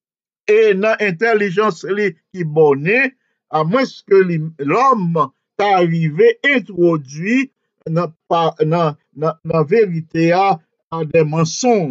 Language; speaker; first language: French; non-native, local second language; Haitian Creole